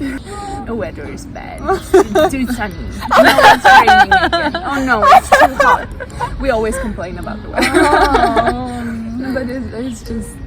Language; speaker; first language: English; non-native, fluent; German